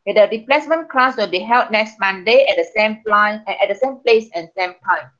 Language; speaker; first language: English; non-native, local second language; Malay